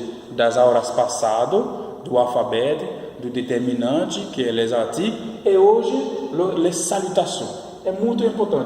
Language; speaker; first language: Portuguese; non-native, fluent; Haitian Creole